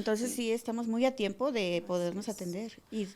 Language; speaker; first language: Spanish; native; Spanish